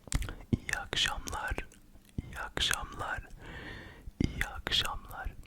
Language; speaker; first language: Turkish; early bilingual, heritage; Turkish